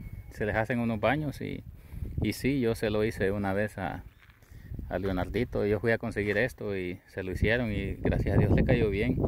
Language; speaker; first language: Spanish; native; Spanish